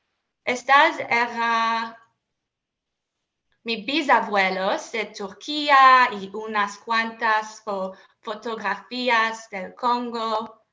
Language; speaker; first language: Spanish; non-native, learner; English